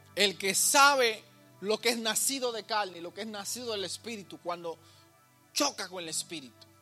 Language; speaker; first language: Spanish; native; Spanish